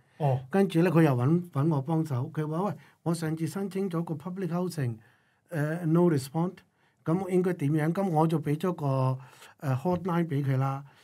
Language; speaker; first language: Cantonese; non-native, local second language; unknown